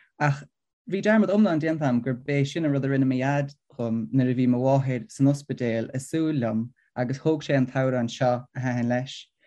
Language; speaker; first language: Irish; non-native, local second language; English